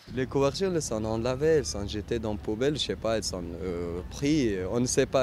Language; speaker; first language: French; non-native, learner; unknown